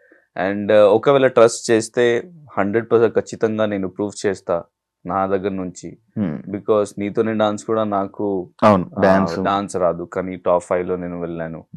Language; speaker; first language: Telugu; non-native, learner; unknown